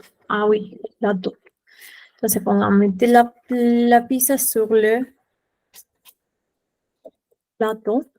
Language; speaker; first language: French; non-native, fluent; Spanish